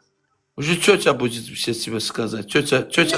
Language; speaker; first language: Russian; non-native, learner; Azerbaijani